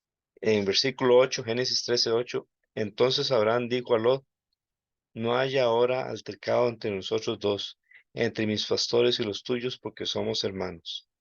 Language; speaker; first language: Spanish; native; Spanish